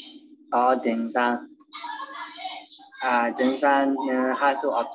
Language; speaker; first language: Korean; non-native, learner; Burmese